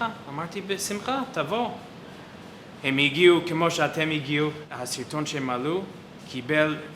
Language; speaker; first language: Hebrew; non-native, fluent; English